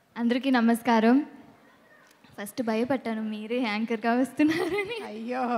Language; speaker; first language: Telugu; non-native, learner; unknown